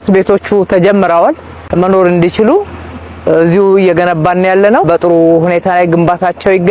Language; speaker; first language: Amharic; native; Amharic